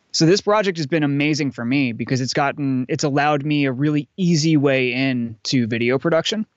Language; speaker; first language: English; native; English